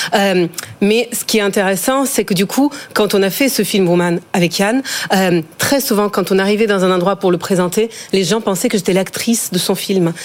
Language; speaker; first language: French; non-native, fluent; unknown